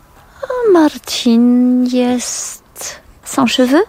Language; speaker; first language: Polish; non-native, learner; French